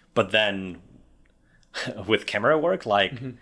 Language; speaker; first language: English; non-native, fluent; Finnish